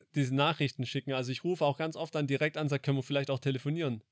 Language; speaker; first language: German; native; German